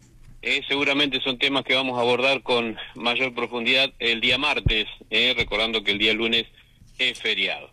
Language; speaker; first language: Spanish; native; Spanish